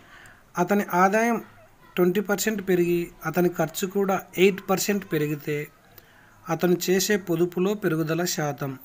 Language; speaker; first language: Telugu; native; Telugu